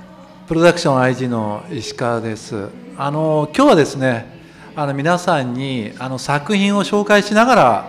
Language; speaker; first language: Japanese; native; Japanese